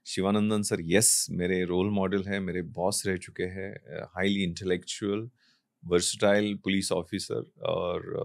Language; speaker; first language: Hindi; non-native, local second language; Marathi